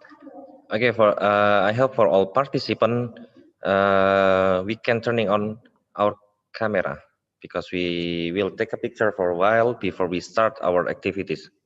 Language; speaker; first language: English; non-native, local second language; Indonesian